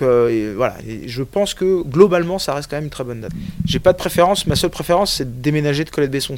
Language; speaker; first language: French; native; French